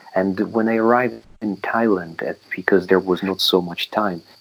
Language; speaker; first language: English; non-native, fluent; Polish